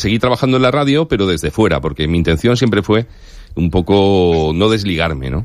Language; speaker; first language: Spanish; native; Spanish